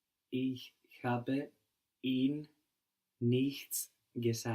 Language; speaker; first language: German; non-native, learner; English